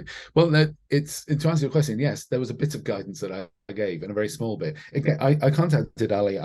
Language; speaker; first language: English; native; English